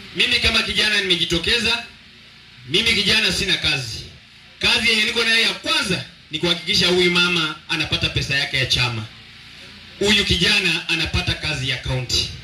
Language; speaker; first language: Swahili; non-native, local second language; Luyia